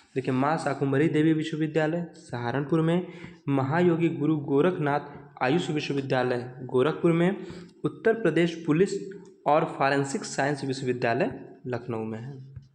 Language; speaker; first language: Hindi; native; Hindi